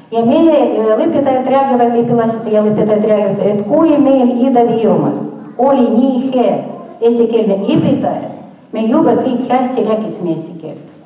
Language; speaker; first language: Estonian; non-native, local second language; Russian